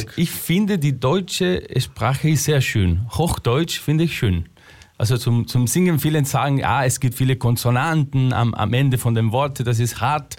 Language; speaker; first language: German; non-native, fluent; Spanish